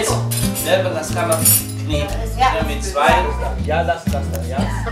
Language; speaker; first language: German; non-native, fluent; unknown